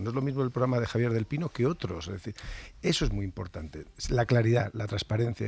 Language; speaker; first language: Spanish; native; Spanish